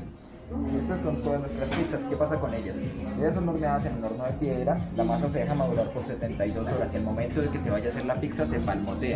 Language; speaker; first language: Spanish; native; Spanish